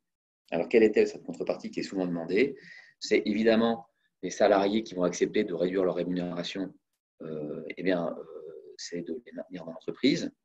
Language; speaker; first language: French; native; French